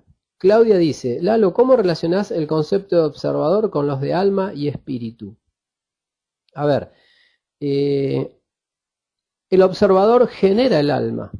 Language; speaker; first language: Spanish; native; Spanish